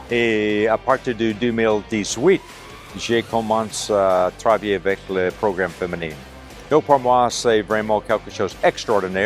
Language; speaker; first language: French; non-native, local second language; Haitian Creole